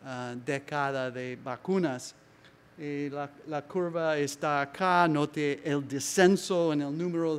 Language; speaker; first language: Spanish; non-native, learner; English